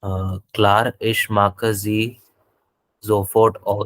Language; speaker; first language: German; non-native, learner; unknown